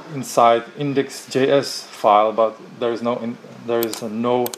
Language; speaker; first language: English; non-native, fluent; Czech